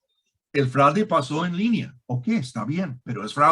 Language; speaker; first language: Spanish; non-native, fluent; English